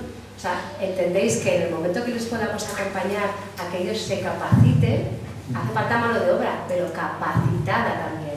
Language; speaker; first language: Spanish; native; Spanish